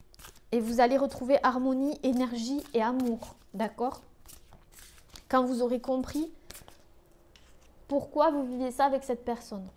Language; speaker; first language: French; native; French